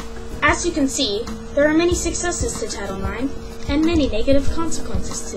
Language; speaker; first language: English; native; English